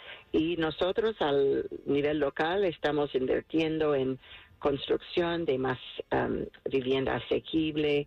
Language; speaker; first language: Spanish; non-native, fluent; English